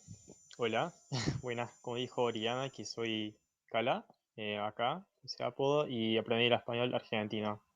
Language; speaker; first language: Spanish; non-native, fluent; English